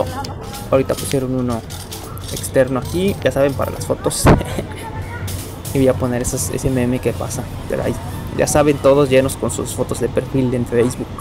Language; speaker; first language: Spanish; native; Spanish